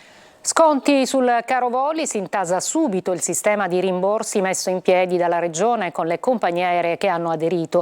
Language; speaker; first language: Italian; native; Italian